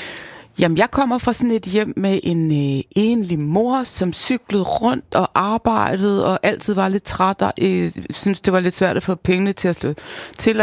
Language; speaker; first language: Danish; native; Danish